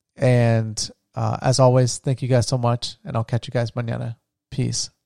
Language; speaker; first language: English; early bilingual, other home language; Spanish